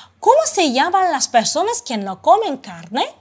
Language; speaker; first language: Spanish; non-native, fluent; Uzbek